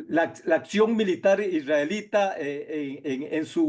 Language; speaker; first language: Spanish; native; Spanish